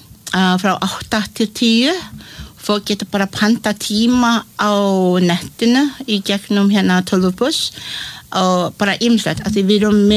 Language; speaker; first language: Icelandic; non-native, learner; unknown